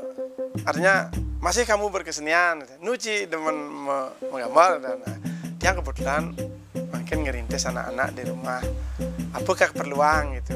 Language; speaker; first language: Indonesian; non-native, local second language; Balinese